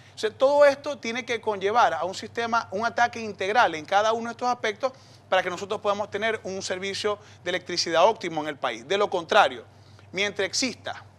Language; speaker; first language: Spanish; native; Spanish